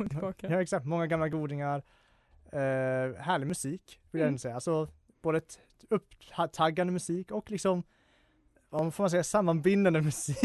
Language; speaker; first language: Swedish; native; Swedish